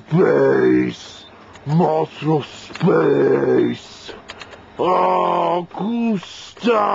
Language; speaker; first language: Spanish; non-native, learner; English